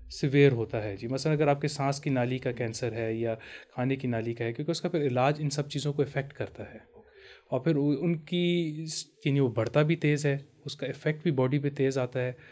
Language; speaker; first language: Urdu; native; Urdu